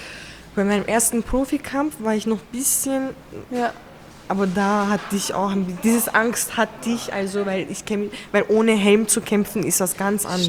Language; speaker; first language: German; early bilingual, other home language; Turkish